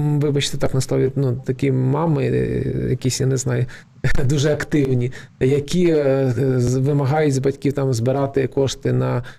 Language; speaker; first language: Ukrainian; native; Ukrainian